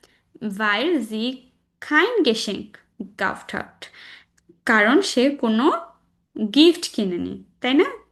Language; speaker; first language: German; non-native, fluent; Bangla